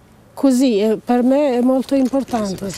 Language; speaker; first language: Italian; non-native, fluent; Albanian